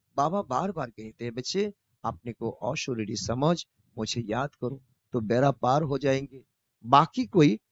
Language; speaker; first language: Hindi; non-native, local second language; Bangla